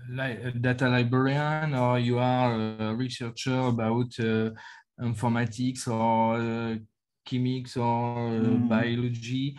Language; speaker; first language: English; non-native, learner; French